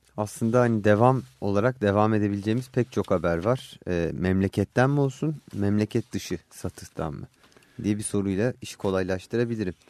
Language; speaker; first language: Turkish; native; Turkish